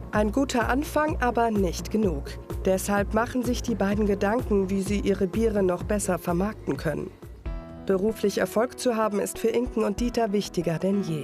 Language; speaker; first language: German; native; German